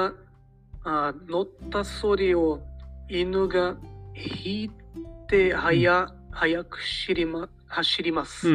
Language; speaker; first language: Japanese; non-native, learner; Portuguese